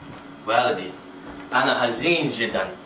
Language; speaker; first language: Arabic; non-native, learner; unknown